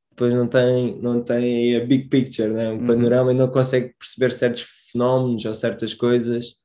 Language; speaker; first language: Portuguese; early bilingual, other home language; Romanian